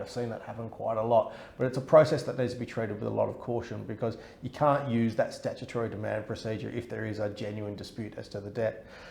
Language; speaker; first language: English; native; English